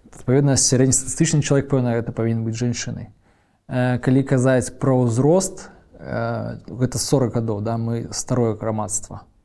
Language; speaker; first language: Belarusian; native; Belarusian